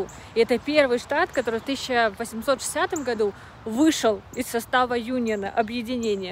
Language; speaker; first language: Russian; native; Russian